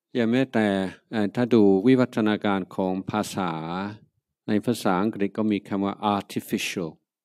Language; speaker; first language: Thai; non-native, fluent; English